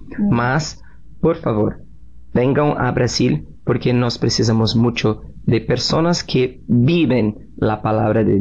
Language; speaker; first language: Spanish; non-native, learner; Portuguese